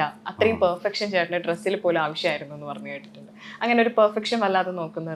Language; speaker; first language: Malayalam; native; Malayalam